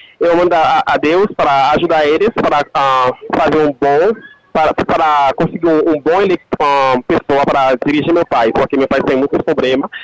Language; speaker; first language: Portuguese; non-native, learner; Haitian Creole